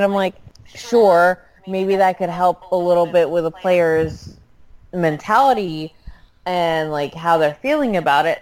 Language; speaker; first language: English; early bilingual, other home language; Filipino